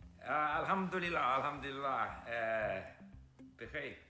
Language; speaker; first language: Arabic; non-native, learner; English